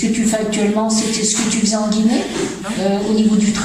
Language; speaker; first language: French; native; French